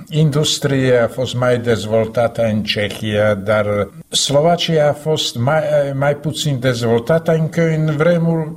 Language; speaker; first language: Romanian; non-native, learner; Slovak